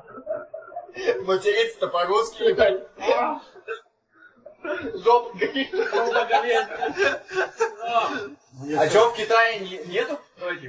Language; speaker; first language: Russian; native; Russian